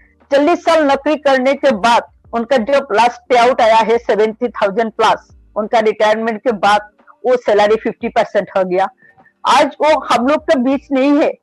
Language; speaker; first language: Hindi; non-native, local second language; Bangla